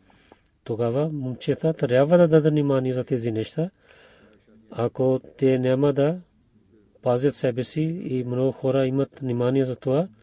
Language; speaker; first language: Bulgarian; non-native, fluent; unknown